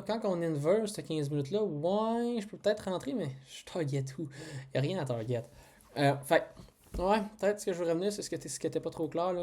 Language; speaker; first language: French; native; French